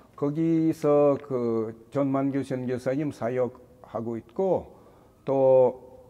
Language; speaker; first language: Korean; non-native, learner; Russian